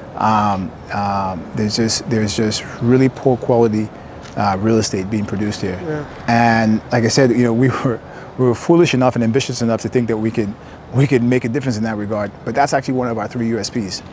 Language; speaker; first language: English; native; English